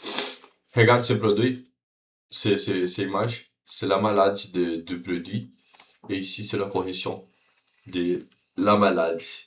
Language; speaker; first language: French; non-native, learner; Portuguese